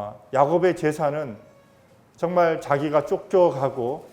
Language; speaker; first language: Korean; native; Korean